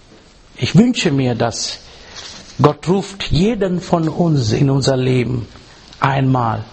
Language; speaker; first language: German; non-native, learner; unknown